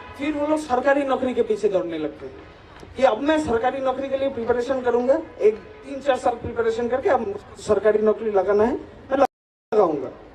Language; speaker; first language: Hindi; non-native, local second language; Bangla